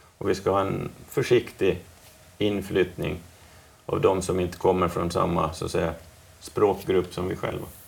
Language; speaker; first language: Swedish; native; Swedish